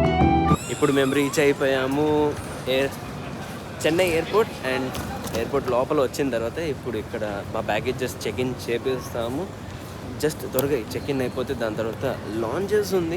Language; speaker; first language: Telugu; native; Telugu